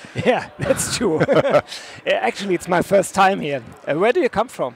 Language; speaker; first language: English; non-native, fluent; German